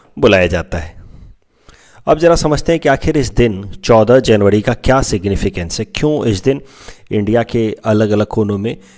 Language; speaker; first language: Hindi; non-native, local second language; Assamese